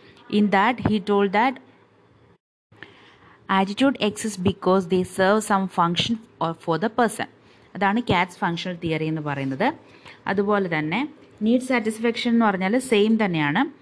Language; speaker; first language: English; non-native, local second language; Malayalam